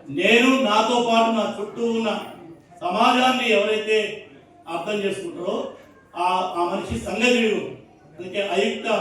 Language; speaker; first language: Telugu; native; Telugu